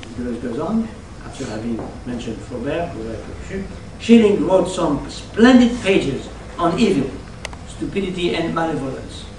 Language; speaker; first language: English; non-native, fluent; French